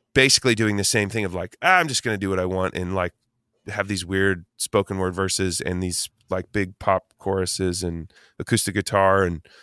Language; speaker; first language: English; native; English